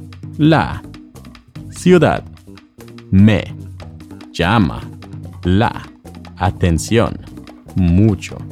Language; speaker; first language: Spanish; non-native, fluent; English